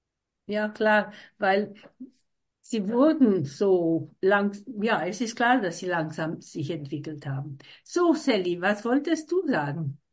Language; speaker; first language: German; non-native, fluent; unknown